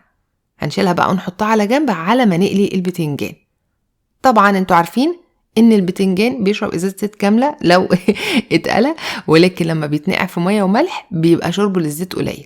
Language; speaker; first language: Arabic; native; Arabic